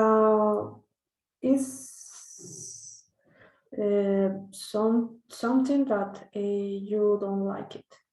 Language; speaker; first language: English; non-native, learner; Spanish